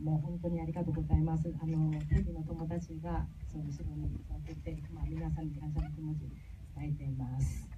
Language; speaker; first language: Japanese; non-native, learner; Chinese